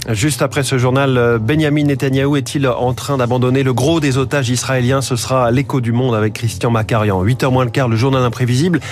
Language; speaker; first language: French; native; French